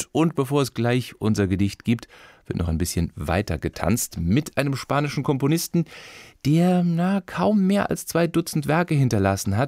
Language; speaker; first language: German; native; German